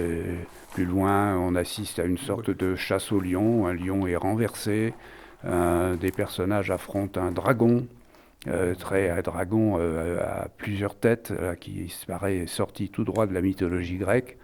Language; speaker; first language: French; native; French